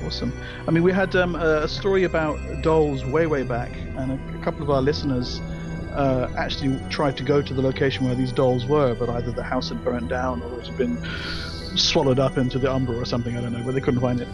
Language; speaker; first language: English; native; English